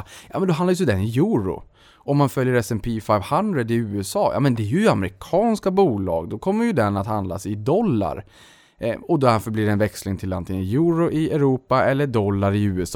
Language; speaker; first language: Swedish; native; Swedish